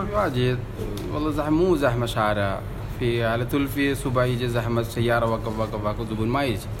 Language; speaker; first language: Arabic; non-native, learner; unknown